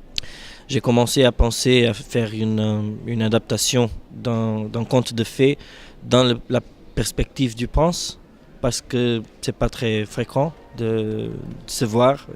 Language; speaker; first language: French; non-native, fluent; Portuguese